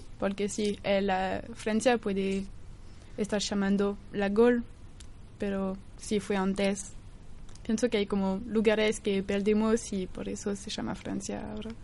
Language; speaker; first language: Spanish; non-native, learner; French